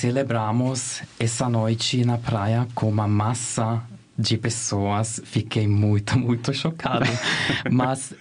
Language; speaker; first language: Portuguese; non-native, learner; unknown